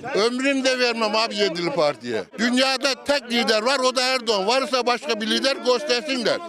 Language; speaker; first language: Turkish; native; Turkish